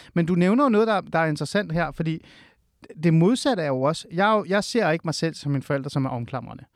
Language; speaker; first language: Danish; early bilingual, other home language; Persian